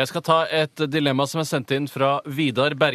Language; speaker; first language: Norwegian; native; Norwegian